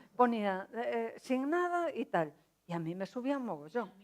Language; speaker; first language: Spanish; non-native, local second language; Galician